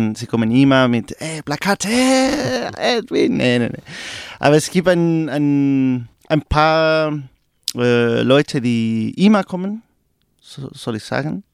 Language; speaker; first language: German; non-native, learner; Spanish